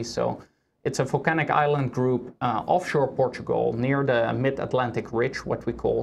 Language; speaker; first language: English; non-native, fluent; Dutch